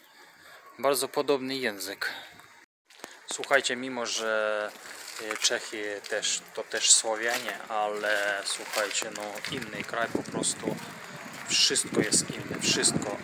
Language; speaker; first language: Polish; non-native, fluent; Russian